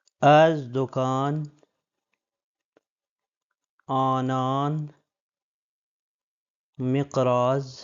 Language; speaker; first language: Persian; non-native, fluent; Urdu